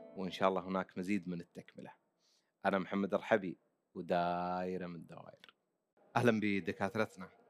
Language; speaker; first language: Arabic; native; Arabic